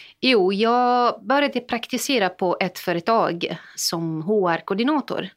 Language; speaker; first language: Swedish; non-native, fluent; Arabic